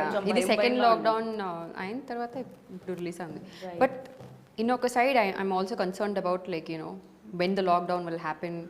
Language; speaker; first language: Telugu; non-native, learner; Tamil